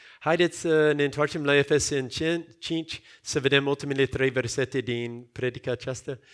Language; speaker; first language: Romanian; non-native, fluent; English